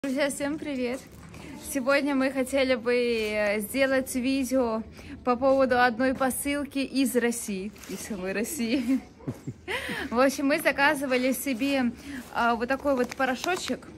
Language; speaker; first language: Russian; native; Russian